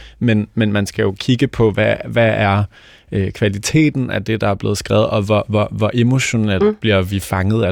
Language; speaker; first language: Danish; native; Danish